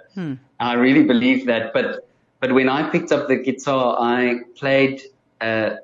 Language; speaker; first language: English; non-native, local second language; Afrikaans